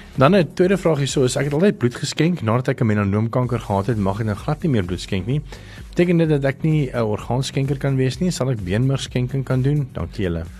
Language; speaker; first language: Afrikaans; native; Afrikaans